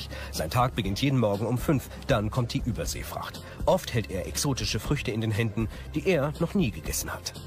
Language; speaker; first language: German; native; German